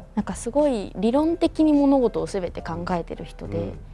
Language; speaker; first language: Japanese; native; Japanese